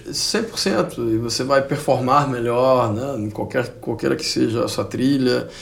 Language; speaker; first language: Portuguese; non-native, fluent; Spanish